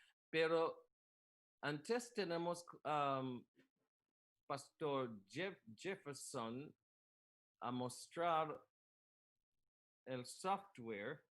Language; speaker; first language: Spanish; non-native, learner; English